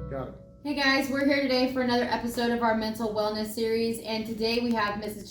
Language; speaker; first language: English; native; English